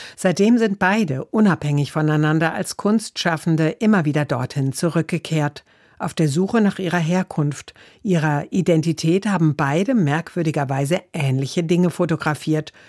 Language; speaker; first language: German; native; German